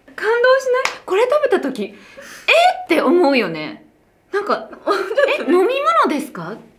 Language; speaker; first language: Japanese; native; Japanese